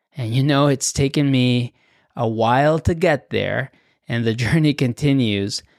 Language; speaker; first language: English; non-native, fluent; Spanish